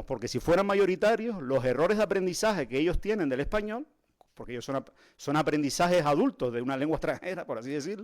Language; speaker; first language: Spanish; native; Spanish